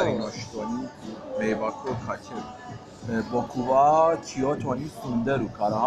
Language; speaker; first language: Japanese; non-native, fluent; Persian